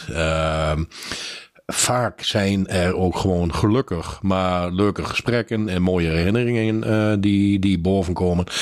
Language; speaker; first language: Dutch; native; Dutch